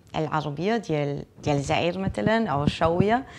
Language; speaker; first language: Arabic; non-native, fluent; Azerbaijani